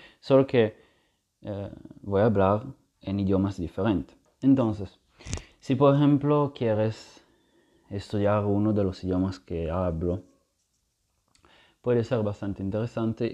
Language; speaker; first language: Spanish; non-native, fluent; Italian